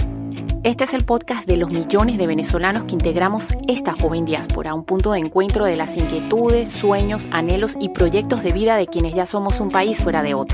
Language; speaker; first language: Spanish; native; Spanish